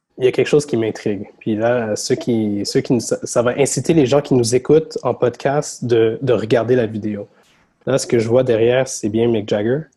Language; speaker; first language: French; native; French